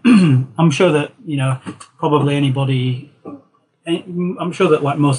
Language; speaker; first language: English; native; English